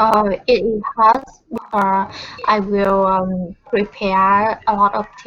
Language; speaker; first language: English; non-native, learner; Vietnamese